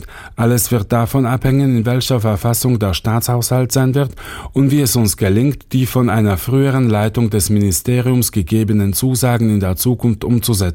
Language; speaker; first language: German; native; German